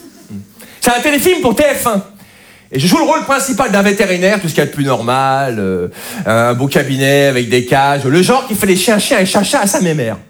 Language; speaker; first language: French; native; French